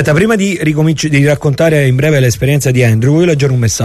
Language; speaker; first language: Italian; native; Italian